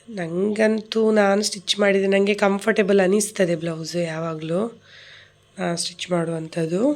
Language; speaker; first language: Kannada; non-native, local second language; Tulu